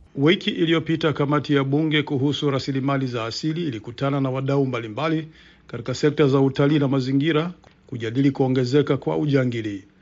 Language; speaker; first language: Swahili; non-native, local second language; Rundi